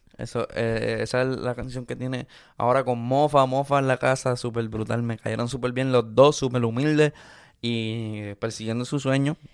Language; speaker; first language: Spanish; early bilingual, other home language; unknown